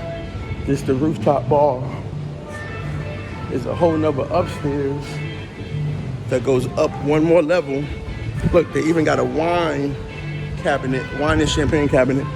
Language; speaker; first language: English; native; English